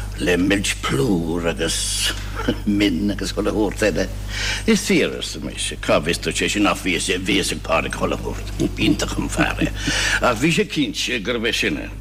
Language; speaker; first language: Irish; non-native, fluent; English